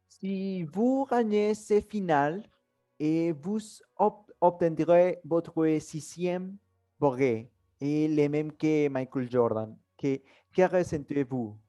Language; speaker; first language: French; non-native, learner; Spanish